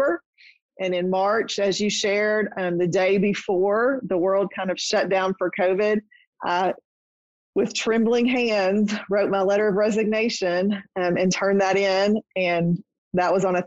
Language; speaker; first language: English; native; English